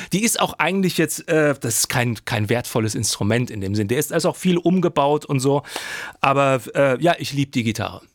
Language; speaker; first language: German; native; German